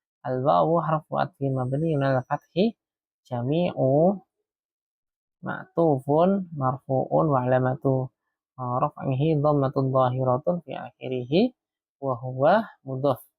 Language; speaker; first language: Arabic; non-native, fluent; Indonesian